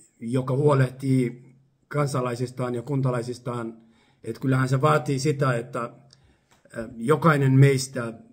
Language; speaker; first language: Finnish; non-native, fluent; Somali